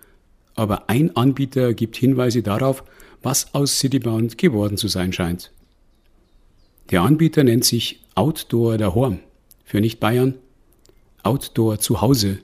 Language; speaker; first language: German; native; German